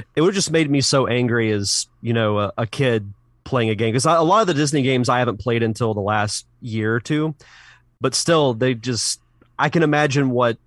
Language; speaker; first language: English; native; English